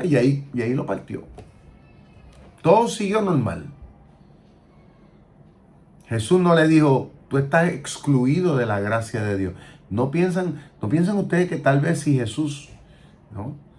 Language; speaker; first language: Spanish; native; Spanish